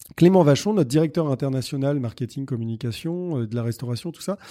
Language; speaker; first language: French; native; French